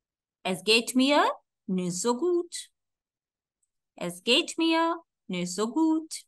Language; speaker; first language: German; non-native, fluent; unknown